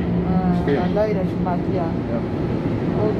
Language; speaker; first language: German; non-native, learner; Lingala